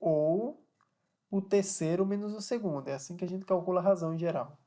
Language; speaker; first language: Portuguese; native; Portuguese